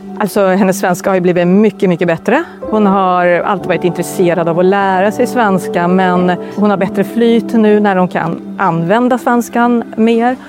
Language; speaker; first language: Swedish; native; Swedish